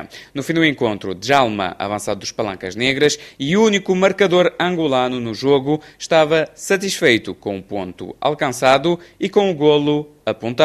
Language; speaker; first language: Portuguese; native; Portuguese